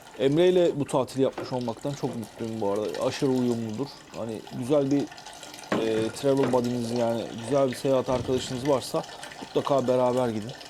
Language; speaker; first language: Turkish; native; Turkish